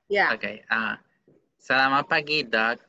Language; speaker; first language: Indonesian; non-native, learner; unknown